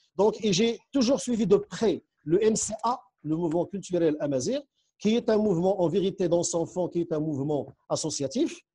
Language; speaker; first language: French; non-native, local second language; Central Atlas Tamazight